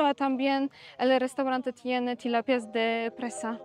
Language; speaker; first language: Spanish; non-native, fluent; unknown